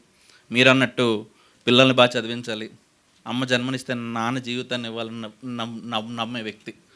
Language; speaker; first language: Telugu; native; Telugu